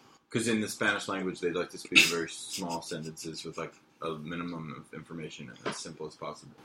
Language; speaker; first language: English; native; English